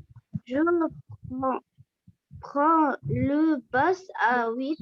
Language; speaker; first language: French; non-native, learner; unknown